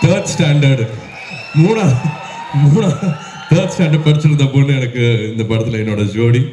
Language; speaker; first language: Tamil; native; Tamil